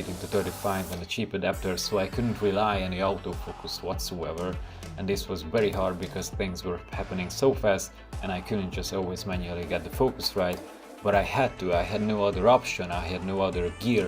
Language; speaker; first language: English; non-native, fluent; Hungarian